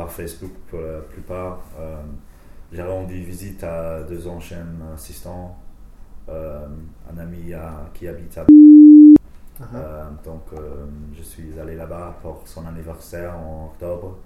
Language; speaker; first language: French; non-native, fluent; English